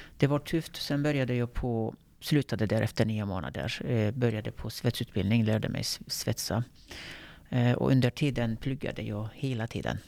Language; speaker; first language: Swedish; non-native, fluent; Turkish